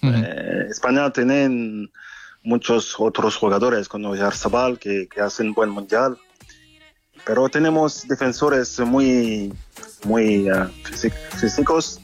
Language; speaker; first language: Spanish; non-native, fluent; French